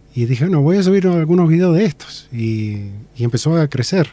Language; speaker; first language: Spanish; native; Spanish